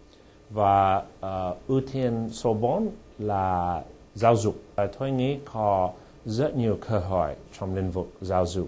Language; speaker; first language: Vietnamese; non-native, fluent; English